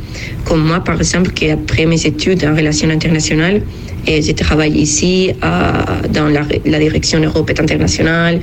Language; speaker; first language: French; non-native, fluent; Spanish